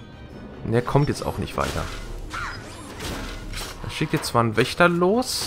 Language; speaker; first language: German; native; German